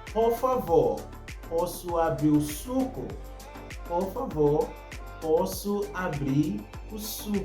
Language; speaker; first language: Portuguese; non-native, fluent; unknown